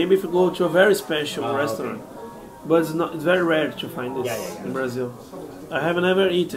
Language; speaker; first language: English; non-native, fluent; Portuguese